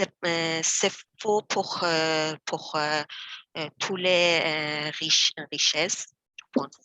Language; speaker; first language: French; non-native, learner; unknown